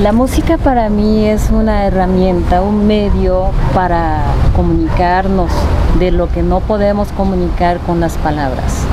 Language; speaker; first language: Spanish; non-native, fluent; Japanese